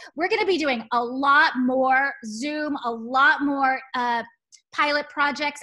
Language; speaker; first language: English; native; English